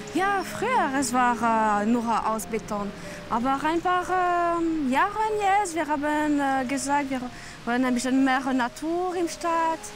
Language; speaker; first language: German; non-native, learner; French